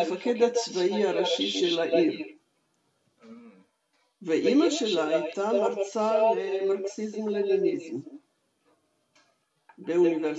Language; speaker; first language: Hebrew; non-native, fluent; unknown